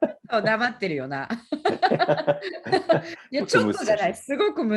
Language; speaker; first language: Japanese; native; Japanese